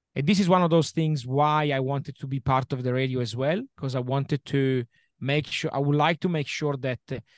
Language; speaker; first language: English; non-native, fluent; Italian